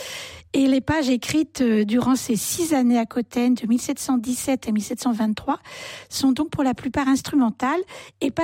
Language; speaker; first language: French; native; French